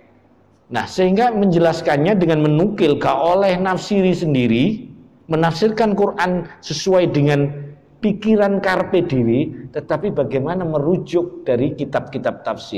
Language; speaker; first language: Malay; non-native, local second language; Javanese